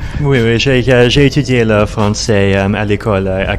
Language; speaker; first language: French; non-native, learner; Russian